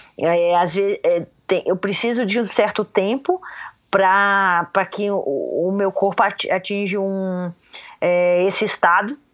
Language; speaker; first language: Portuguese; native; Portuguese